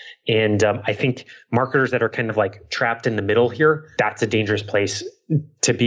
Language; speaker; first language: English; native; English